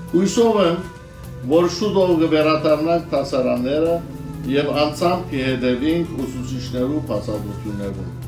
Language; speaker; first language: Armenian; early bilingual, heritage; Armenian